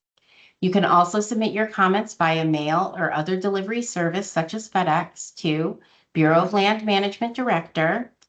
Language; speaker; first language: English; native; English